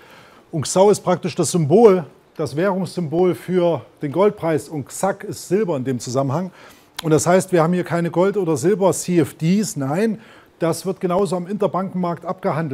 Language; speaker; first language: German; native; German